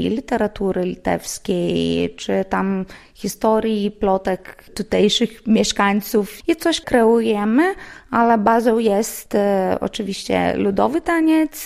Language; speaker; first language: Polish; non-native, local second language; Lithuanian